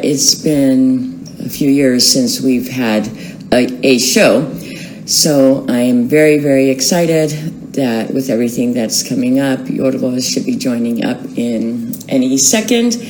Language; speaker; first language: English; early bilingual, other home language; Greek